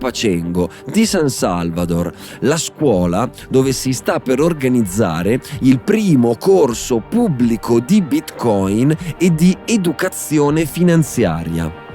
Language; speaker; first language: Italian; native; Italian